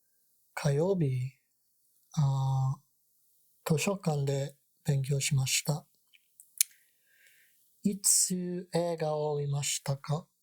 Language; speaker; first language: Japanese; non-native, learner; English